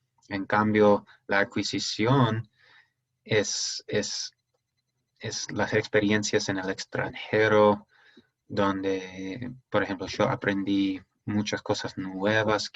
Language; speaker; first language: Spanish; non-native, fluent; English